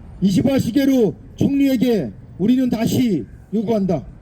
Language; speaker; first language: Korean; native; Korean